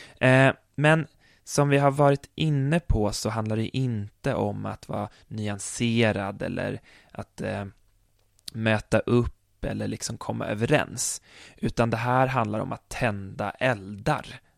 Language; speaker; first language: Swedish; native; Swedish